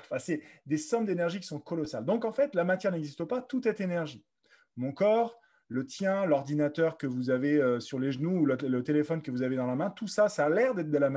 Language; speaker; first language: French; native; French